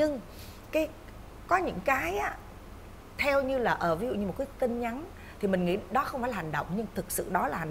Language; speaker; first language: Vietnamese; native; Vietnamese